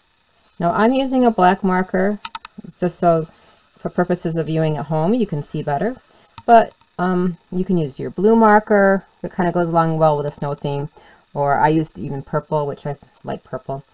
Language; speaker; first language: English; native; English